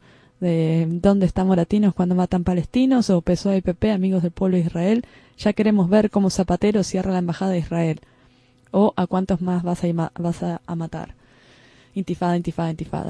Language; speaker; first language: Spanish; native; Spanish